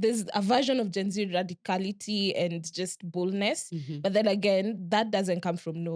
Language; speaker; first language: English; non-native, local second language; Swahili